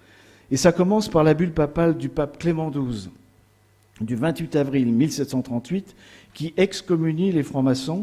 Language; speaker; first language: French; native; French